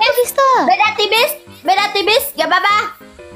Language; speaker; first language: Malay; non-native, learner; Vietnamese